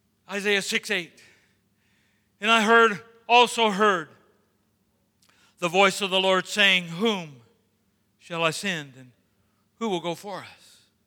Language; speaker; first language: English; native; English